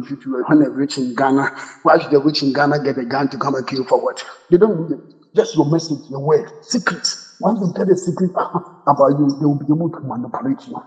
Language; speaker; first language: English; non-native, local second language; Akan